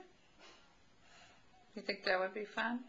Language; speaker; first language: English; native; English